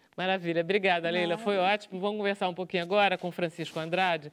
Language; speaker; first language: Portuguese; native; Portuguese